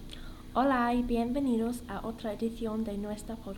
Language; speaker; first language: Spanish; non-native, learner; English